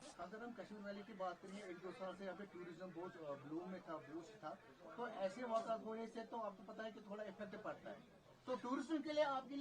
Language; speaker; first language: Hindi; non-native, local second language; Kashmiri